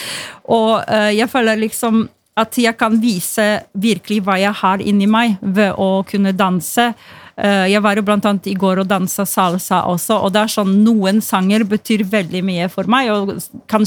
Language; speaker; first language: Norwegian; non-native, fluent; Polish